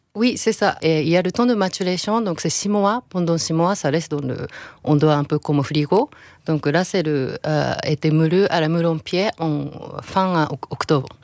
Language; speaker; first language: French; non-native, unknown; Japanese